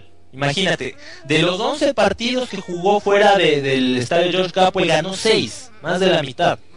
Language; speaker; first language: Spanish; native; Spanish